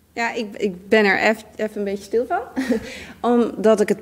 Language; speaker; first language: Dutch; native; Dutch